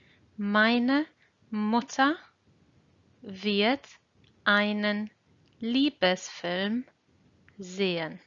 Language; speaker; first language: German; non-native, fluent; English